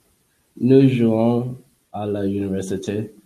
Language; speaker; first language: French; non-native, learner; English